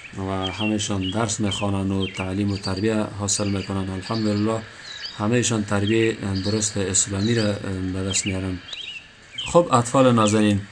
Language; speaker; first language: Persian; native; Persian